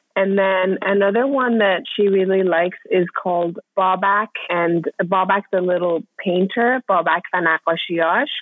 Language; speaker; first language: English; non-native, fluent; Persian